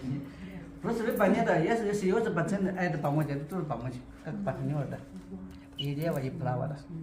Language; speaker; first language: Russian; non-native, learner; Chinese